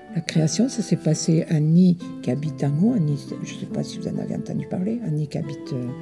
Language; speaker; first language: French; early bilingual, other home language; Italian